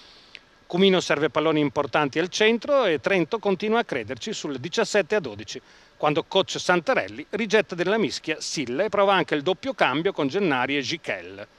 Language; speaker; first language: Italian; native; Italian